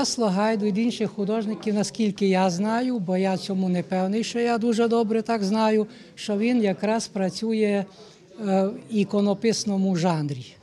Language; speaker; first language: Ukrainian; native; Ukrainian